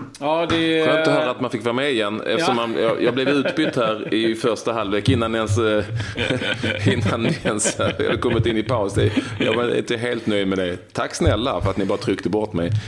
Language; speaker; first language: Swedish; native; Swedish